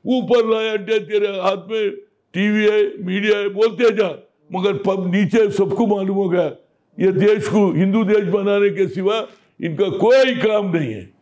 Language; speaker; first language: Hindi; non-native, local second language; Telugu